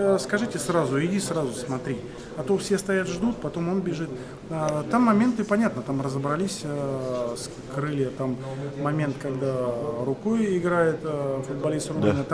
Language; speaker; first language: Russian; native; Russian